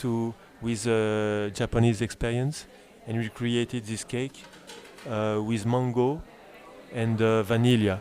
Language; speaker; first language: English; non-native, learner; French